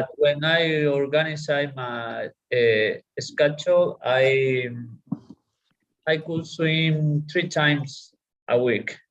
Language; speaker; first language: English; non-native, learner; Spanish